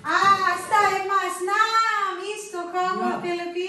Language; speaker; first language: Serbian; non-native, learner; Filipino